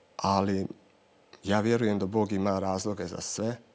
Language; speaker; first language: Croatian; native; Croatian